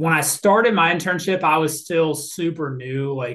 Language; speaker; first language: English; native; English